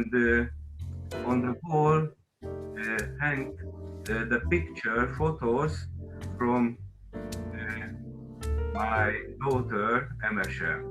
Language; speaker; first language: English; non-native, learner; Hungarian